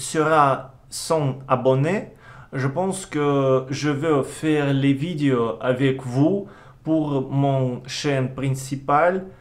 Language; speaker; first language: French; non-native, learner; Russian